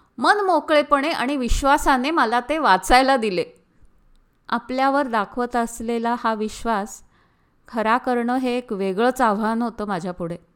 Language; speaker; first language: Marathi; early bilingual, heritage; Marathi